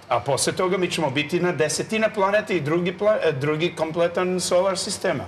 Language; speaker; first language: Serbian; non-native, learner; English